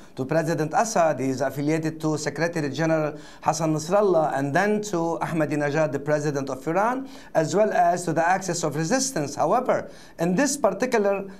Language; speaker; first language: English; non-native, fluent; Arabic